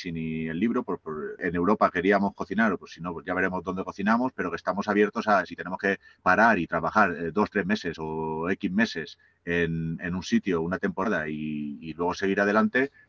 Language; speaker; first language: Spanish; native; Spanish